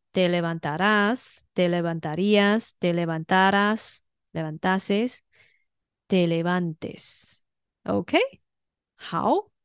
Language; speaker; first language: Spanish; non-native, fluent; Chinese